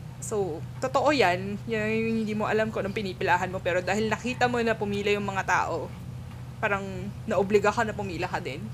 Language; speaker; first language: Filipino; native; Filipino